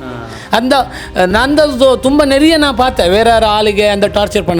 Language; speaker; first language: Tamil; non-native, learner; Kannada